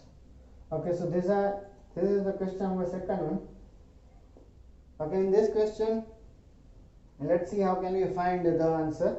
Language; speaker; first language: English; non-native, local second language; Hindi